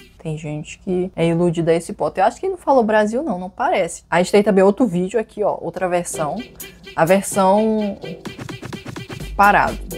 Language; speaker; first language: Portuguese; native; Portuguese